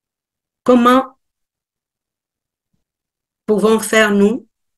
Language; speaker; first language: French; non-native, fluent; Spanish